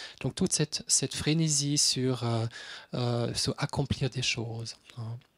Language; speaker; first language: French; non-native, fluent; German